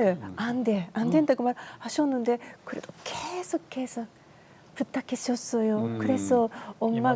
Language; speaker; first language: Korean; non-native, learner; Japanese